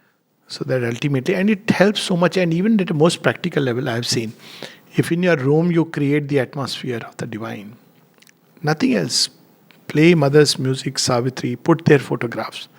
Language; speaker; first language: English; non-native, local second language; Hindi